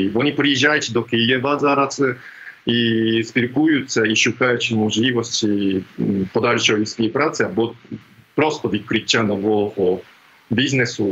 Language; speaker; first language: Ukrainian; non-native, fluent; Japanese